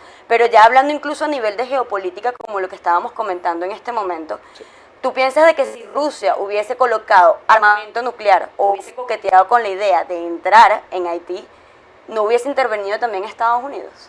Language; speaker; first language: Spanish; native; Spanish